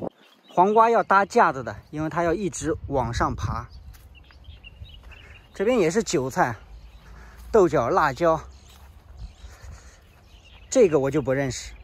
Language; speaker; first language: Chinese; native; Chinese